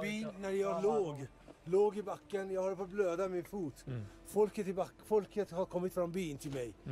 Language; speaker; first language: Swedish; non-native, learner; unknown